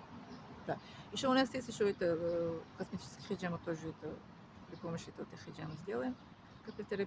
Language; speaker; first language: Russian; non-native, learner; Tajik